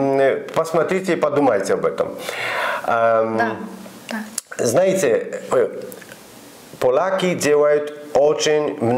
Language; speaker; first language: Russian; non-native, learner; Polish